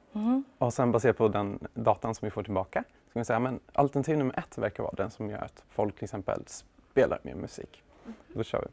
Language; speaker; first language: Swedish; native; Swedish